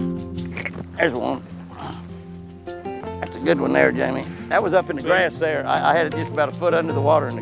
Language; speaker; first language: English; native; English